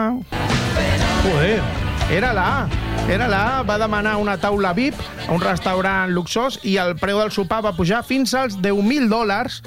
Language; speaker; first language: Catalan; native; Catalan